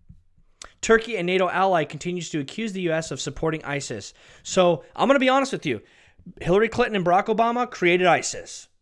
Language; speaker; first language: English; native; English